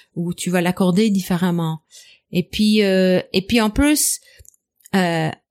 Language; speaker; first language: French; non-native, fluent; English